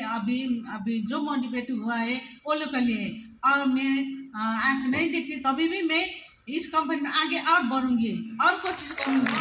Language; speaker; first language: Hindi; non-native, local second language; Bangla